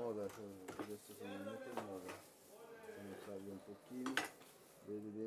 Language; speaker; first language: Italian; non-native, learner; Turkish